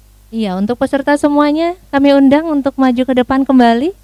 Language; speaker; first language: Indonesian; native; Indonesian